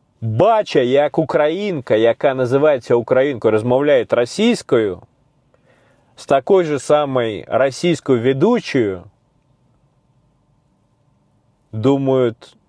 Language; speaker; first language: Ukrainian; non-native, learner; Russian